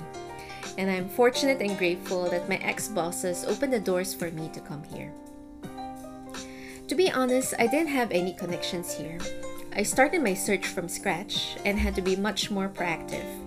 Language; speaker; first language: English; non-native, local second language; Filipino